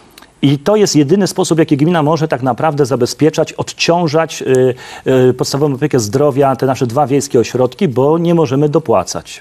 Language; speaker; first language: Polish; native; Polish